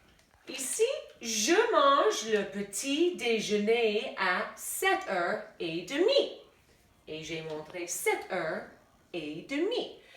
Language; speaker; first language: French; non-native, fluent; English